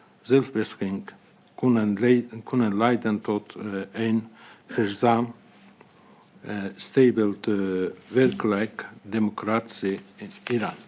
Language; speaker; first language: Dutch; non-native, fluent; Azerbaijani